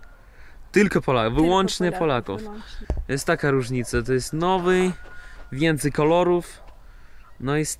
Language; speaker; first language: Polish; non-native, learner; Russian